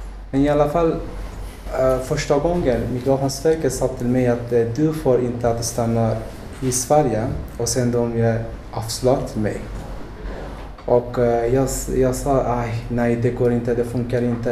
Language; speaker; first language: Swedish; non-native, learner; Persian